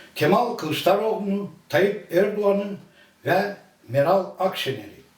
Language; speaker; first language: Turkish; early bilingual, other home language; Azerbaijani